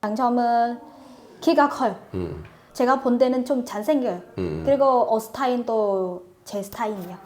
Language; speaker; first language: Korean; non-native, fluent; Vietnamese